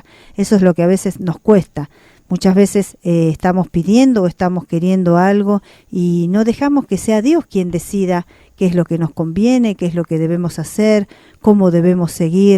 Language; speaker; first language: Spanish; native; Spanish